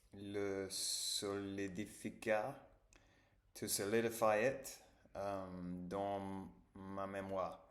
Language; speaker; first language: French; non-native, learner; English